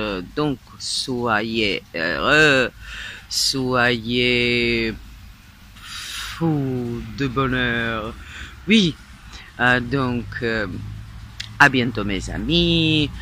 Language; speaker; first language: French; non-native, fluent; Serbian